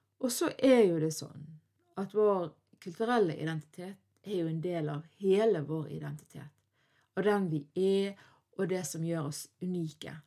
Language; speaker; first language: Norwegian; early bilingual, other home language; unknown